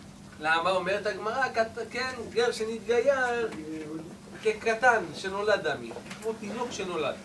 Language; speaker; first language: Hebrew; native; Hebrew